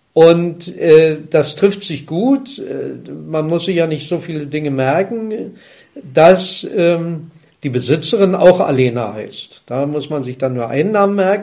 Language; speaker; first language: German; native; German